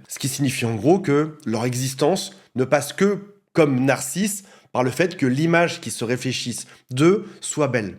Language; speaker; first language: French; native; French